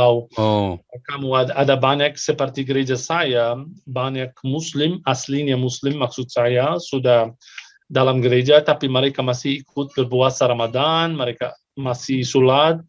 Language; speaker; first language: Indonesian; non-native, fluent; Arabic